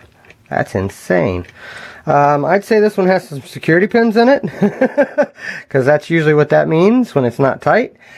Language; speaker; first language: English; native; English